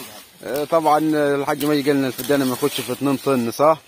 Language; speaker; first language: Arabic; native; Arabic